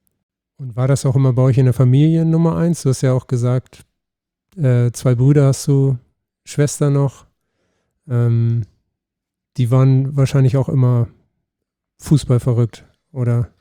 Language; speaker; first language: German; native; German